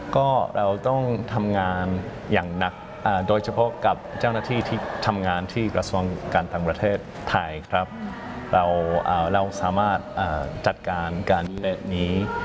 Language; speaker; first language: Thai; non-native, fluent; English